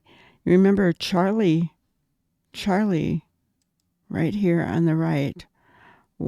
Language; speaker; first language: English; native; English